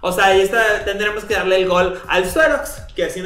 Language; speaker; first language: Spanish; native; Spanish